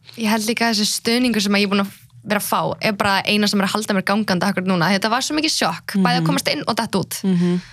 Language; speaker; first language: Icelandic; early bilingual, other home language; Central Kurdish